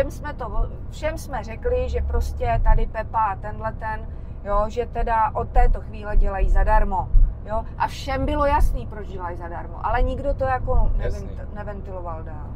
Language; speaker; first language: Czech; native; Czech